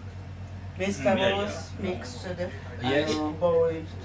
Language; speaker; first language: English; non-native, learner; Japanese